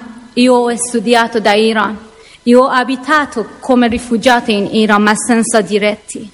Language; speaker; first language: Italian; non-native, learner; Persian